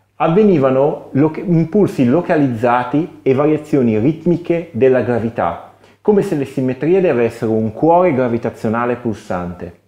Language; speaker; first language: Italian; native; Italian